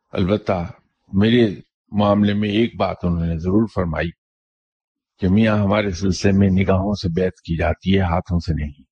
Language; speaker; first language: Urdu; non-native, local second language; Punjabi